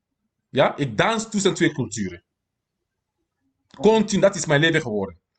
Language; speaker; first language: Dutch; non-native, fluent; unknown